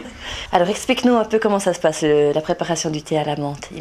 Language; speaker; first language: French; native; French